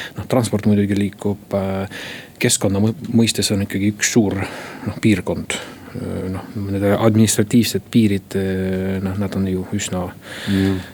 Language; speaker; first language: Estonian; non-native, local second language; Russian